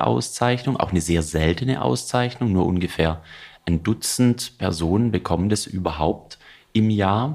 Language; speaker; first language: German; native; German